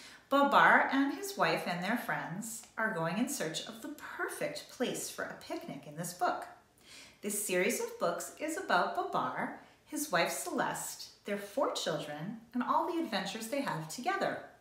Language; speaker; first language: English; native; English